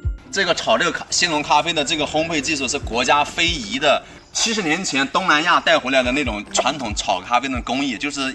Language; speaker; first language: Chinese; native; Chinese